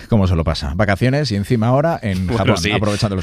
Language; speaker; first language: Spanish; native; Spanish